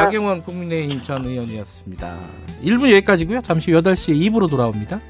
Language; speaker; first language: Korean; native; Korean